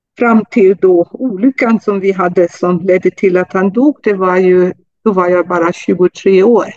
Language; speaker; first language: Swedish; non-native, fluent; German